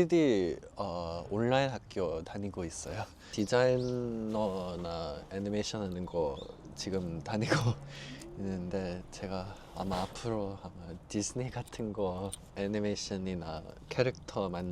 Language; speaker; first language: Korean; early bilingual, heritage; English